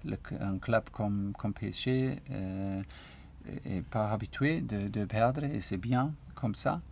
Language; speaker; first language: French; non-native, learner; German